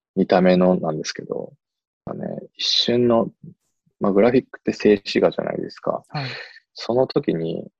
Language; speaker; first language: Japanese; native; Japanese